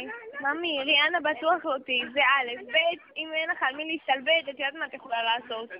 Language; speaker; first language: Hebrew; native; Hebrew